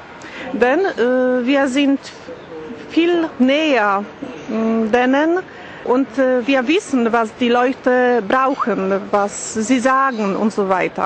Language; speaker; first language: German; non-native, learner; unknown